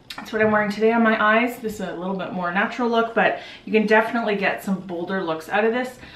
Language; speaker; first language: English; native; English